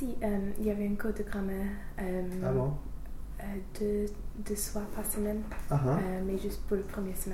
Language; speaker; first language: French; non-native, learner; English